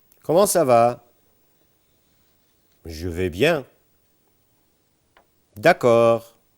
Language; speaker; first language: French; non-native, fluent; Arabic